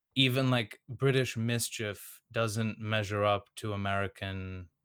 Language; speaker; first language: English; non-native, local second language; Serbian